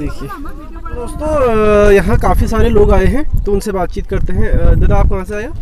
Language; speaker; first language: Hindi; native; Hindi